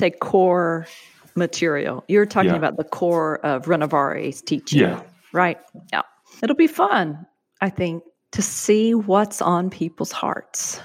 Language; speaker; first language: English; native; English